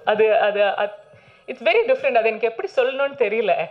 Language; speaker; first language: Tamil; non-native, learner; Malayalam